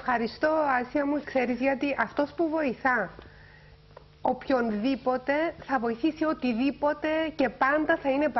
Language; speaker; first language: Greek; native; Greek